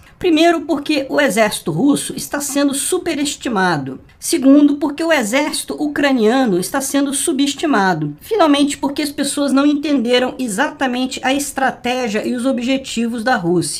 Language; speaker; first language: Portuguese; native; Portuguese